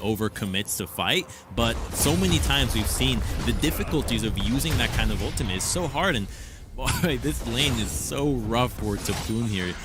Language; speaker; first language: English; native; English